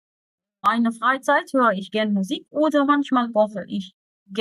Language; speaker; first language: German; non-native, fluent; Arabic